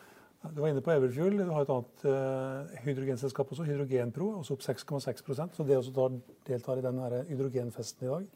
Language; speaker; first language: Norwegian; native; Norwegian